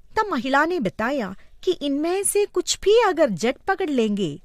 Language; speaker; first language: Hindi; non-native, local second language; Malayalam